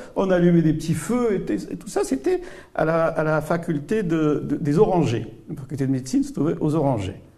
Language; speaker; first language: French; non-native, local second language; Arabic